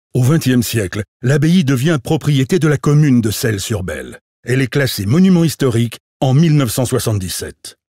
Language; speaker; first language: French; native; French